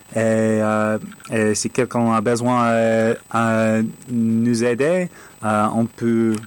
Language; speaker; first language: French; non-native, learner; English